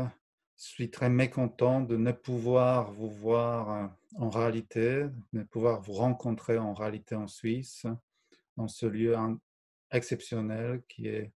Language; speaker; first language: French; non-native, fluent; Polish